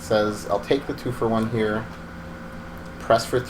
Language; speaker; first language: English; native; English